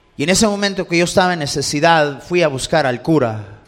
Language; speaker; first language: Spanish; early bilingual, heritage; Spanish